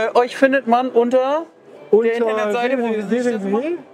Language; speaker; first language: German; non-native, fluent; French